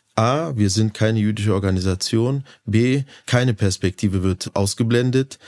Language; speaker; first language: German; early bilingual, other home language; Turkish